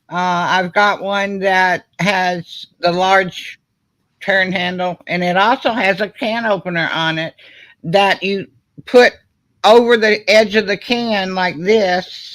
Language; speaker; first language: English; native; English